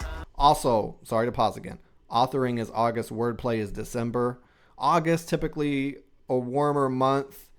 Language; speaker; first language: English; native; English